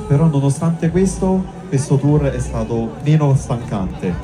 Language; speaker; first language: Italian; native; Italian